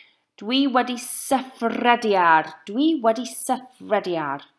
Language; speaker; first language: Welsh; non-native, local second language; English